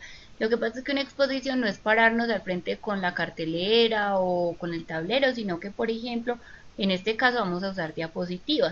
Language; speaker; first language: Spanish; native; Spanish